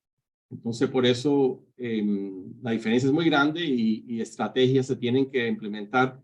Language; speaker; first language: Spanish; early bilingual, heritage; Spanish